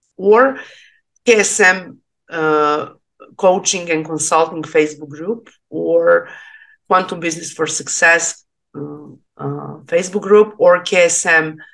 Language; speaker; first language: English; non-native, learner; Serbian